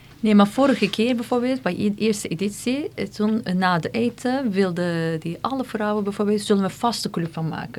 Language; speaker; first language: Dutch; non-native, fluent; Turkish